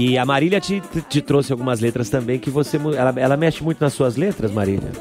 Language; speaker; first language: Portuguese; native; Portuguese